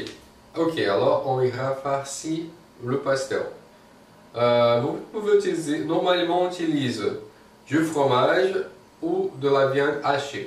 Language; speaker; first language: French; non-native, fluent; Portuguese